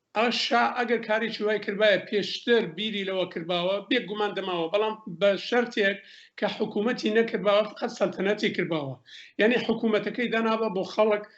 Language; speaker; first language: Central Kurdish; native; Central Kurdish